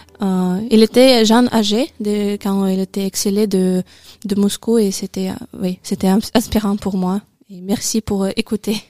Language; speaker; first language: French; non-native, learner; Russian